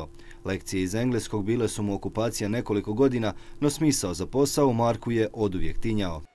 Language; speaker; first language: Serbian; native; Serbian